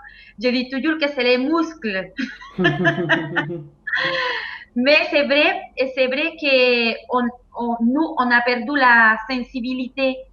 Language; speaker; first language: French; non-native, fluent; Spanish